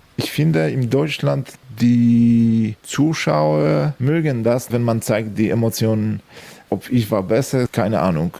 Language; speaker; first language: German; non-native, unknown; Polish